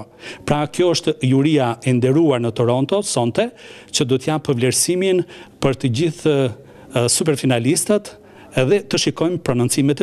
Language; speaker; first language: Albanian; native; Albanian